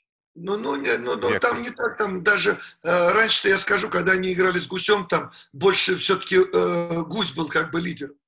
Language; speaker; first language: Russian; native; Russian